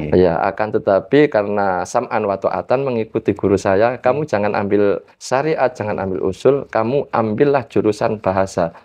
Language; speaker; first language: Indonesian; non-native, local second language; Javanese